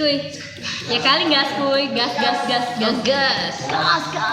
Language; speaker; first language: Malay; native; Malay